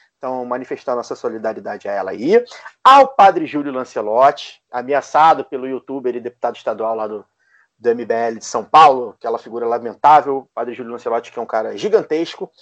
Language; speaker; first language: Portuguese; native; Portuguese